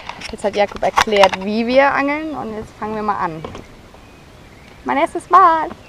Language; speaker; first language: German; native; German